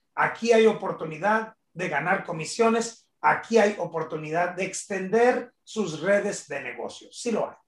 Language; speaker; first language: Spanish; early bilingual, heritage; Spanish